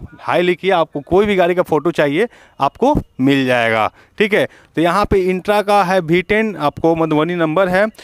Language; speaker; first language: Hindi; native; Hindi